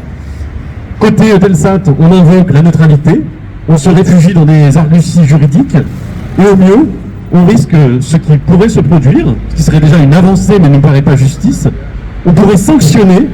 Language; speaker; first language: French; native; French